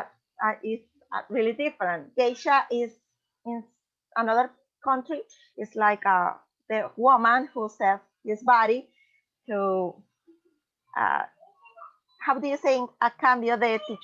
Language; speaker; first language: English; non-native, learner; Spanish